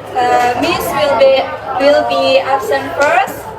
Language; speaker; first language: English; non-native, learner; Indonesian